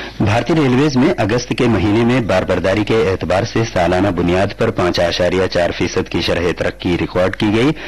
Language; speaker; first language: Urdu; native; Urdu